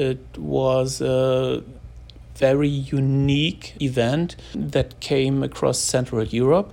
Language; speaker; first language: English; non-native, fluent; German